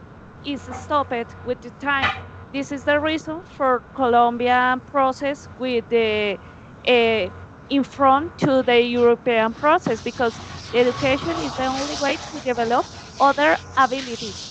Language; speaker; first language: English; non-native, learner; Spanish